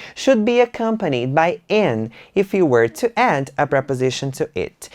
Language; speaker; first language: English; non-native, fluent; Portuguese